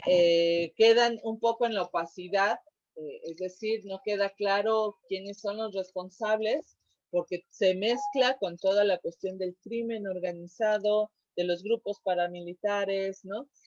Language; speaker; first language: Spanish; native; Spanish